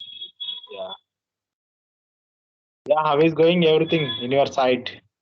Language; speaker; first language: English; non-native, learner; Telugu